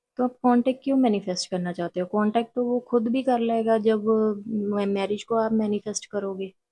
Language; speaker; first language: Hindi; non-native, local second language; Punjabi